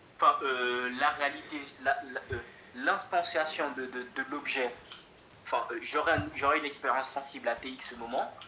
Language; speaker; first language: French; native; French